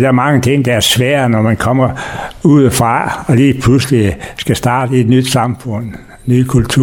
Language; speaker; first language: Danish; native; Danish